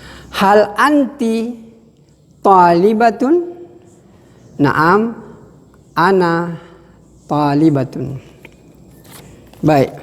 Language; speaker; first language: Arabic; non-native, fluent; Indonesian